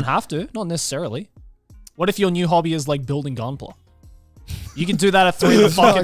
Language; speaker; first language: English; native; English